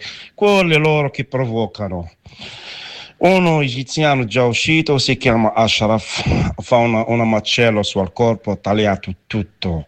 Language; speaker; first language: Italian; non-native, learner; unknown